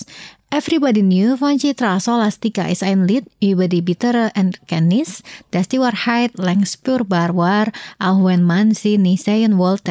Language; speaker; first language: German; non-native, fluent; Indonesian